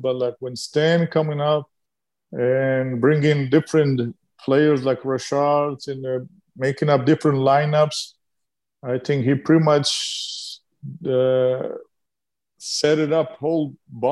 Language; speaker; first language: English; non-native, fluent; Turkish